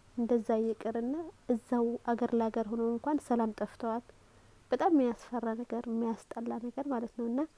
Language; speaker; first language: Amharic; non-native, local second language; Tigrinya